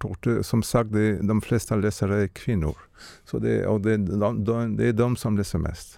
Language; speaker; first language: Swedish; non-native, fluent; French